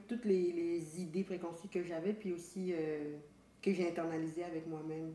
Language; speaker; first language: French; native; French